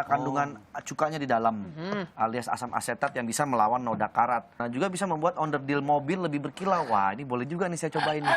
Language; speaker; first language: Indonesian; native; Indonesian